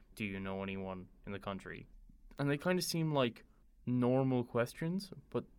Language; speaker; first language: English; native; English